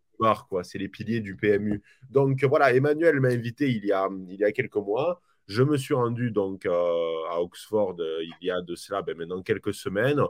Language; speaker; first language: French; native; French